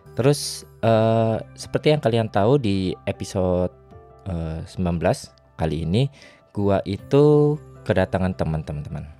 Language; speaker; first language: Indonesian; native; Indonesian